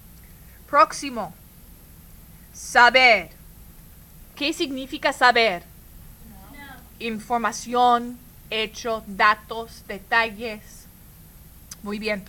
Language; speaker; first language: Spanish; non-native, fluent; English